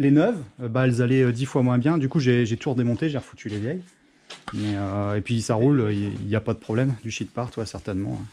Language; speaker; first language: French; native; French